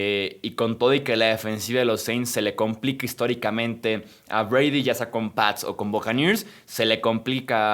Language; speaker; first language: Spanish; native; Spanish